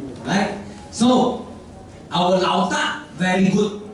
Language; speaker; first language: English; non-native, local second language; Chinese